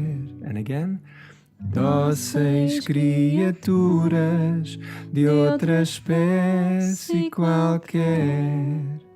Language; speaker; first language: Portuguese; non-native, fluent; English